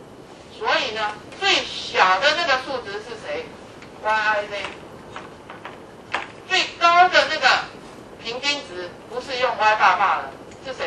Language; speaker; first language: Chinese; native; Chinese